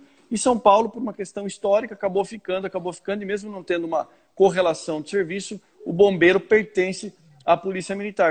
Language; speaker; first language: Portuguese; native; Portuguese